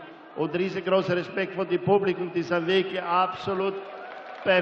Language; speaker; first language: German; non-native, fluent; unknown